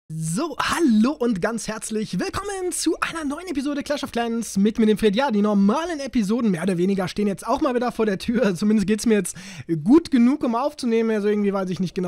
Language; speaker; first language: German; native; German